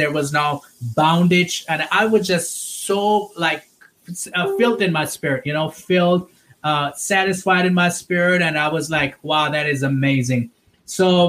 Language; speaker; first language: English; non-native, local second language; Urdu